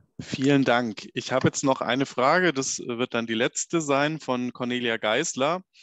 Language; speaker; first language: German; native; German